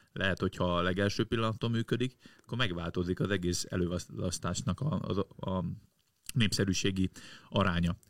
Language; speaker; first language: Hungarian; native; Hungarian